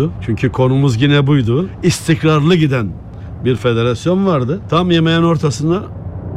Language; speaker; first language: Turkish; native; Turkish